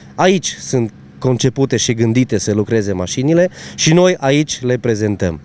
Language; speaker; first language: Romanian; native; Romanian